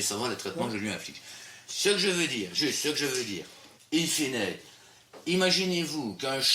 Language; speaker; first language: French; native; French